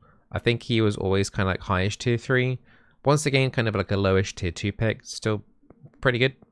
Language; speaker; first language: English; native; English